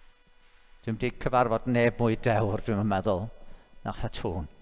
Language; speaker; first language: Welsh; native; Welsh